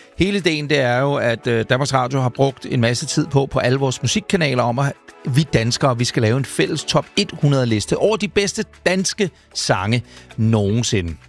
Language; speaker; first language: Danish; native; Danish